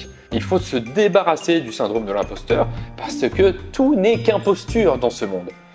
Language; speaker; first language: French; native; French